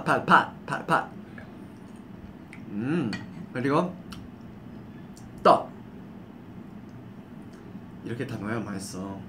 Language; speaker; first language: Korean; non-native, fluent; English